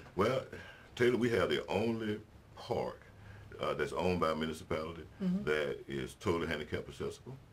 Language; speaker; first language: English; native; English